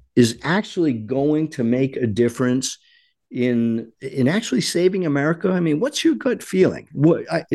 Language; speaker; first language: English; native; English